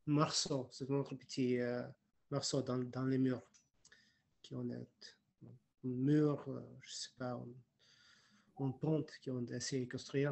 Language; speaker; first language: French; non-native, fluent; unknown